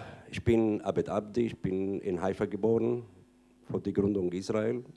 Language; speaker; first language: German; non-native, fluent; Arabic